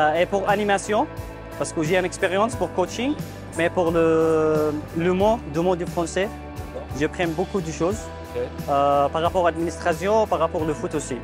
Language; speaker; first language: French; non-native, learner; Arabic